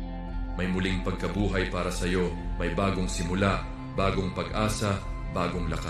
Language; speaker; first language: Filipino; native; Filipino